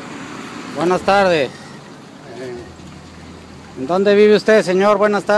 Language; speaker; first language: Spanish; native; Spanish